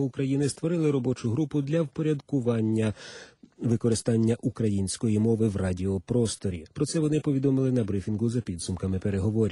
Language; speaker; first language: Ukrainian; native; Ukrainian